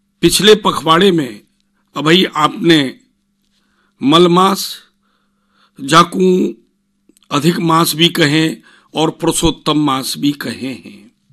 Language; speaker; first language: Hindi; native; Hindi